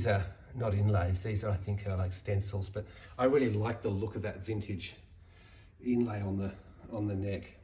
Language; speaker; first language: English; native; English